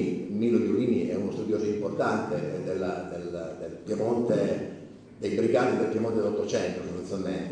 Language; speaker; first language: Italian; native; Italian